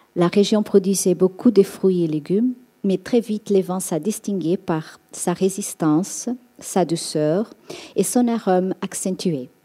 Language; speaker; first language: French; non-native, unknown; Portuguese